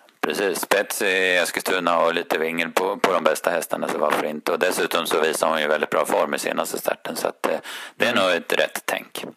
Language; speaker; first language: Swedish; native; Swedish